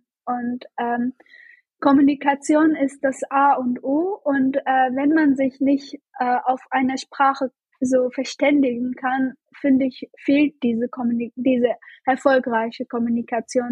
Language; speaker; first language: German; non-native, fluent; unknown